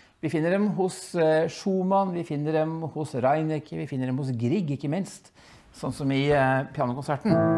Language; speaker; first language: Norwegian; early bilingual, other home language; Dutch